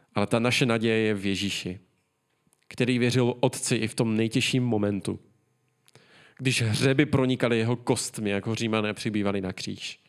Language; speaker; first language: Czech; native; Czech